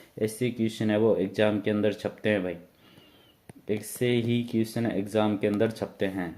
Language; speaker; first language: Hindi; native; Hindi